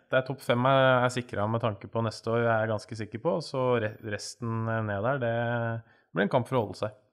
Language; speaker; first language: Norwegian; native; Norwegian